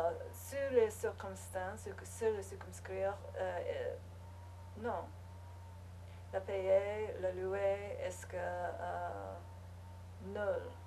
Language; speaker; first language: French; non-native, learner; English